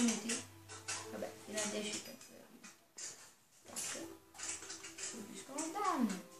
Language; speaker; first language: Italian; native; Italian